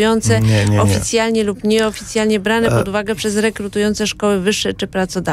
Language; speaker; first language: Polish; native; Polish